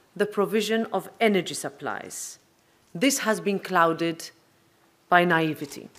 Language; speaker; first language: English; non-native, local second language; Maltese